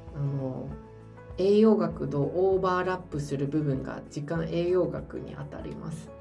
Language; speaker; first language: Japanese; non-native, fluent; Chinese